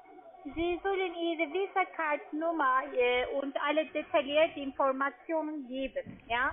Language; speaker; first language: German; non-native, learner; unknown